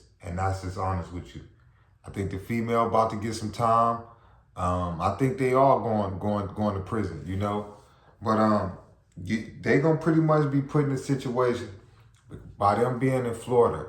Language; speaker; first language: English; native; English